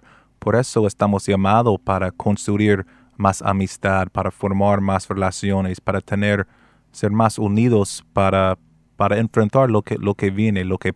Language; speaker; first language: Spanish; non-native, fluent; English